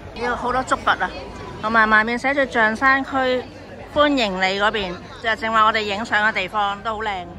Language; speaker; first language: Chinese; native; Chinese